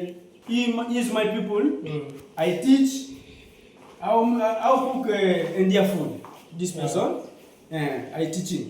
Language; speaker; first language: English; non-native, learner; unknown